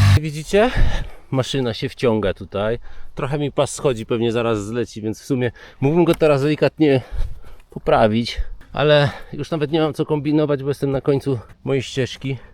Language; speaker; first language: Polish; native; Polish